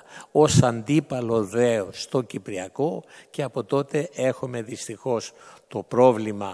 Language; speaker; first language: Greek; native; Greek